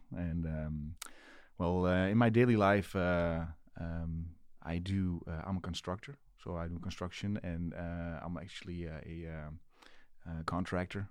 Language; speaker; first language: English; non-native, fluent; Dutch